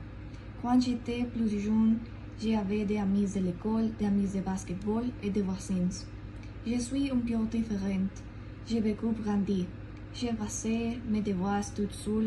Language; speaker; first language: French; non-native, learner; Spanish